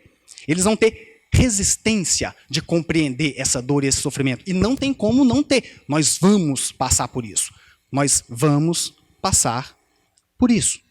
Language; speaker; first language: Portuguese; native; Portuguese